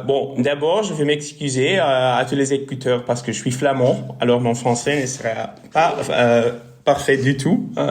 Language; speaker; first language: French; non-native, local second language; Dutch